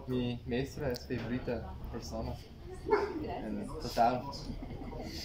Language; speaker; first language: Spanish; non-native, learner; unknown